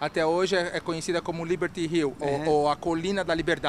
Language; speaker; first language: Portuguese; native; Portuguese